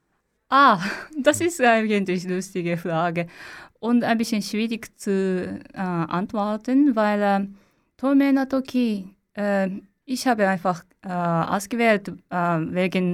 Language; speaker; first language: German; non-native, learner; Japanese